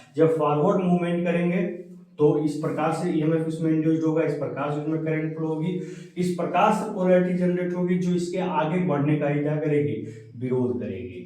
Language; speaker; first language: Hindi; native; Hindi